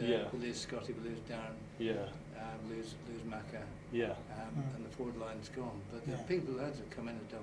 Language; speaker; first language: English; native; English